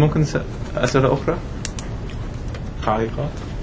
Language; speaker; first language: Arabic; non-native, fluent; English